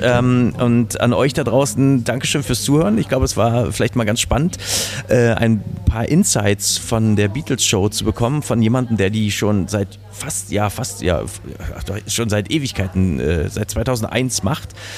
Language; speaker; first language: German; native; German